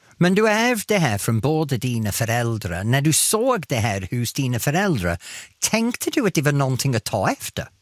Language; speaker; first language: Swedish; non-native, fluent; English